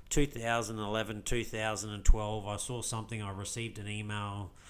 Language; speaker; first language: English; native; English